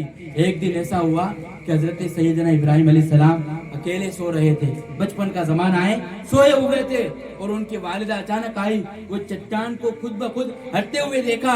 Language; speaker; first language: Urdu; native; Urdu